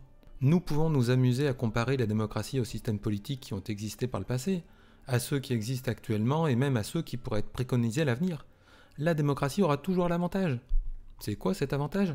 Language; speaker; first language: French; native; French